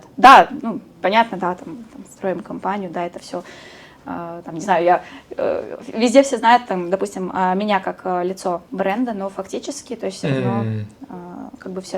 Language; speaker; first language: Russian; native; Russian